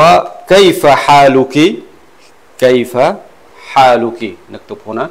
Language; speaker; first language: Arabic; non-native, fluent; Western Cham